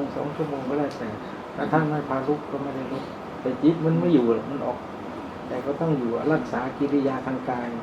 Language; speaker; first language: Thai; native; Thai